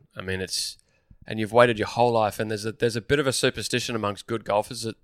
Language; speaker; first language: English; native; English